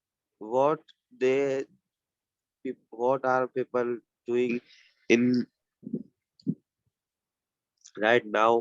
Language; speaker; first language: English; non-native, learner; Urdu